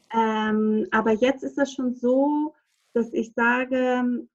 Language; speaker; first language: German; non-native, fluent; Greek